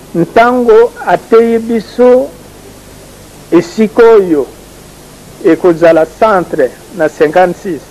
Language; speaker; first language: Lingala; non-native, local second language; Kongo